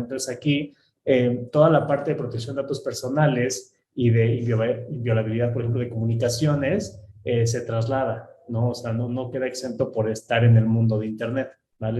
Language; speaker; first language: Spanish; native; Spanish